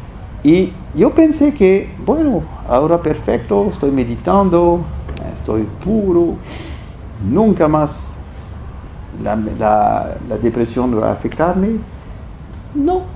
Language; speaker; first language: Spanish; non-native, fluent; French